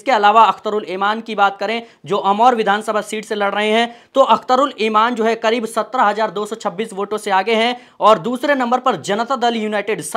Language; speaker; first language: Hindi; native; Hindi